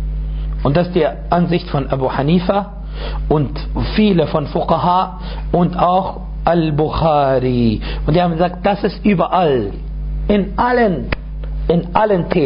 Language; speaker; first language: German; non-native, fluent; Arabic